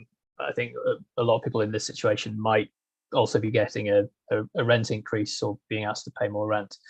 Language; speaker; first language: English; native; English